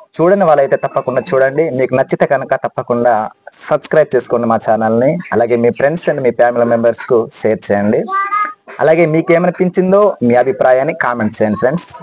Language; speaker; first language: Telugu; non-native, local second language; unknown